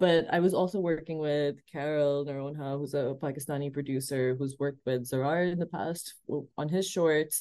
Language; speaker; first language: English; non-native, local second language; Urdu